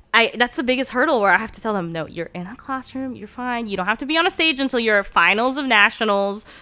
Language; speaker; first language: English; early bilingual, other home language; Turkish